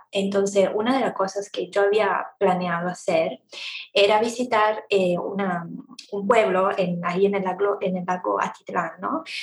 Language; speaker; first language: Spanish; non-native, fluent; Italian